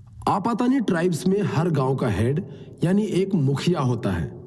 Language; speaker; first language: Hindi; native; Hindi